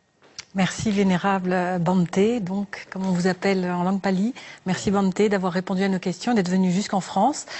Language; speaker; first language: French; native; French